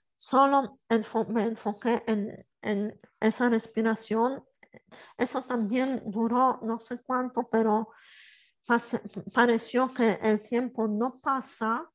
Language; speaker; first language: Spanish; non-native, fluent; Polish